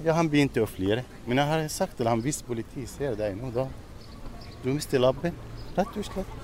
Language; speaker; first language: Norwegian; non-native, learner; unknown